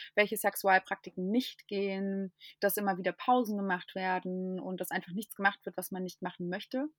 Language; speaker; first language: German; non-native, fluent; English